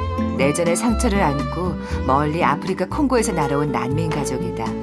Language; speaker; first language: Korean; native; Korean